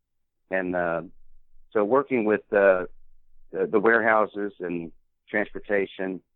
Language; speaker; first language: English; native; English